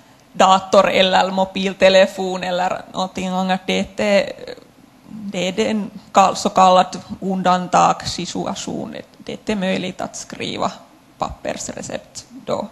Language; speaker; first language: Swedish; non-native, local second language; Finnish